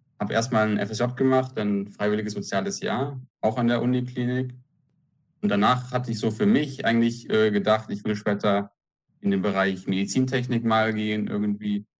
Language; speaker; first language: German; native; German